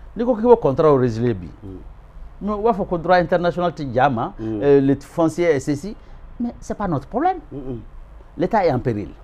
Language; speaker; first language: French; non-native, local second language; Bambara